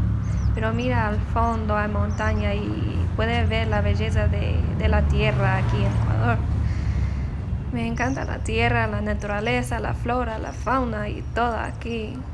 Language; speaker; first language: Spanish; non-native, fluent; English